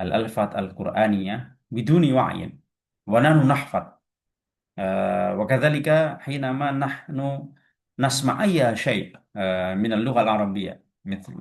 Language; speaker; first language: Arabic; non-native, fluent; Indonesian